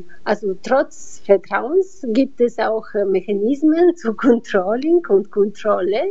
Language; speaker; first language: German; non-native, fluent; Bulgarian